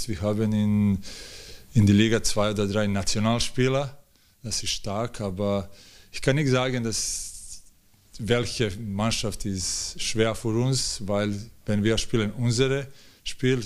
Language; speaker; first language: German; non-native, learner; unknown